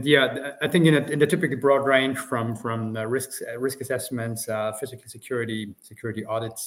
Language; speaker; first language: English; non-native, fluent; German